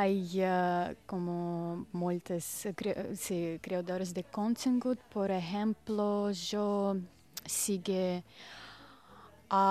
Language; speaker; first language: Catalan; non-native, learner; Russian